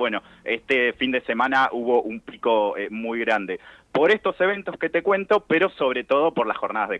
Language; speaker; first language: Spanish; native; Spanish